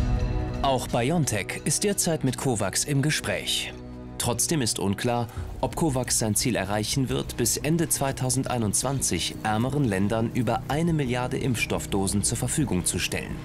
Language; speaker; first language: German; native; German